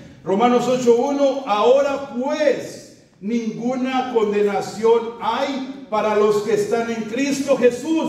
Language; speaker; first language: Spanish; native; Spanish